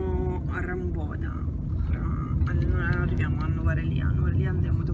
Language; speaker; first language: Italian; native; Italian